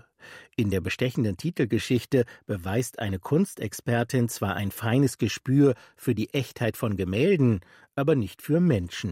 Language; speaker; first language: German; native; German